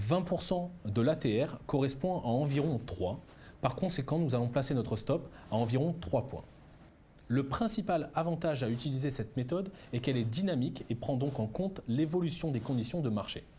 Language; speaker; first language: French; native; French